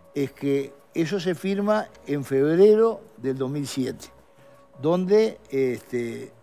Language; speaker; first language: Spanish; native; Spanish